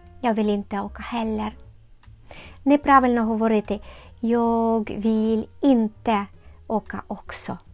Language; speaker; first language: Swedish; non-native, fluent; Ukrainian